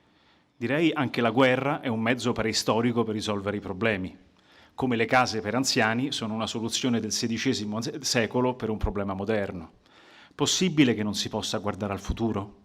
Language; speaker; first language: Italian; native; Italian